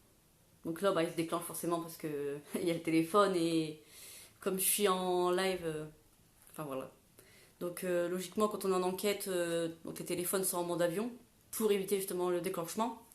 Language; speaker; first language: French; native; French